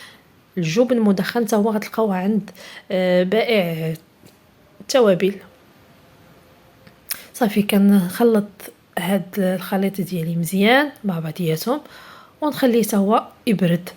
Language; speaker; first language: Arabic; native; Arabic